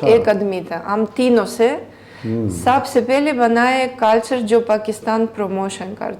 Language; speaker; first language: Hindi; non-native, learner; Greek